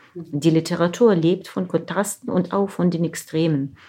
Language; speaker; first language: German; non-native, fluent; Ukrainian